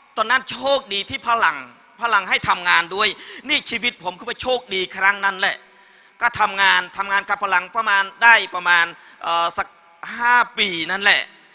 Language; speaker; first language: Thai; non-native, learner; Khmer